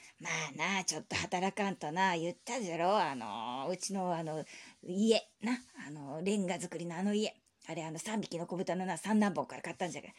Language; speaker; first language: Japanese; native; Japanese